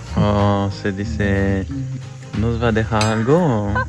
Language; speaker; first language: Spanish; non-native, fluent; French